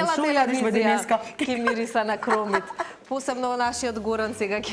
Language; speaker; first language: Macedonian; native; Macedonian